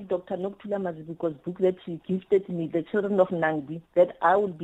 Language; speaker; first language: English; non-native, local second language; Tswana